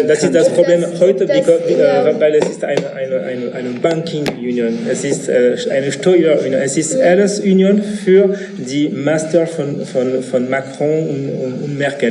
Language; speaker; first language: German; non-native, learner; French